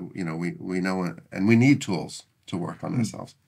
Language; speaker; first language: English; native; English